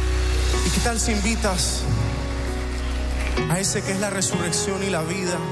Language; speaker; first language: Spanish; native; Spanish